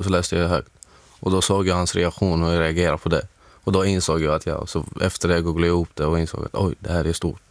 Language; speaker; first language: Swedish; non-native, fluent; Arabic